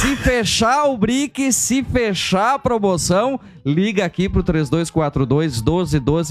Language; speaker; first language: Portuguese; native; Portuguese